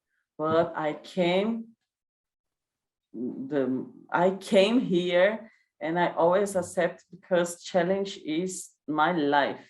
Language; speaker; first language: English; non-native, learner; Portuguese